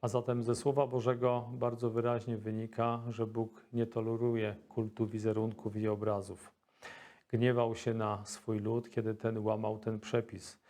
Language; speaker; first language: Polish; native; Polish